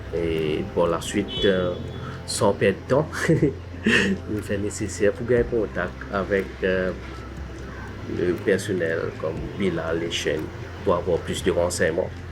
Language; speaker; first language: French; non-native, local second language; Morisyen